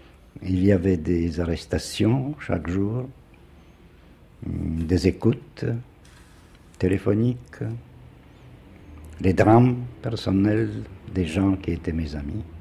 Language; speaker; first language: French; non-native, fluent; Polish